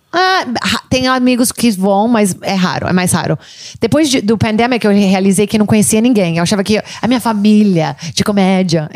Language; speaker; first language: Portuguese; early bilingual, heritage; English